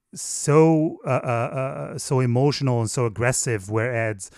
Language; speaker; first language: English; non-native, fluent; Hebrew